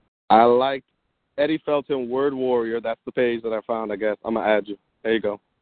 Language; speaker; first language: English; early bilingual, other home language; Spanish